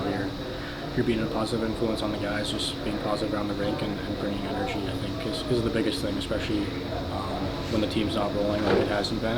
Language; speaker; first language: English; native; English